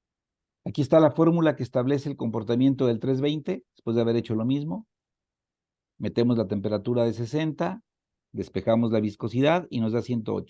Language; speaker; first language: Spanish; native; Spanish